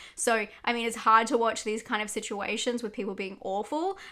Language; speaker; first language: English; native; English